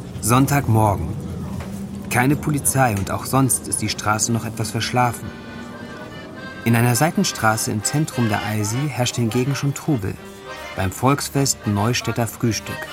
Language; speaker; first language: German; native; German